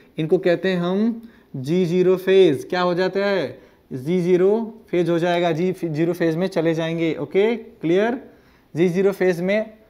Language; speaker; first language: Hindi; non-native, local second language; Gujarati